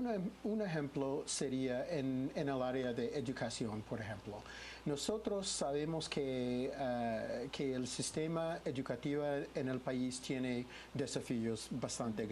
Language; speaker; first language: Spanish; non-native, fluent; English